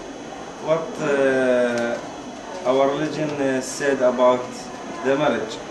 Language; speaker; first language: English; non-native, fluent; Arabic